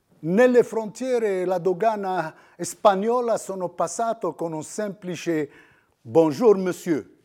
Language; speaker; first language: Italian; non-native, fluent; Arabic